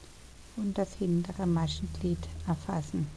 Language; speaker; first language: German; native; German